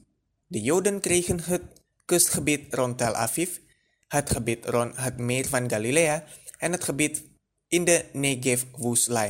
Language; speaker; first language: Dutch; non-native, fluent; Indonesian